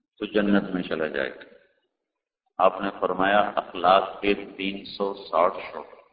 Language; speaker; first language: Urdu; non-native, local second language; Punjabi